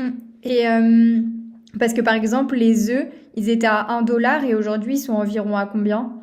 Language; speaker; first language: French; native; French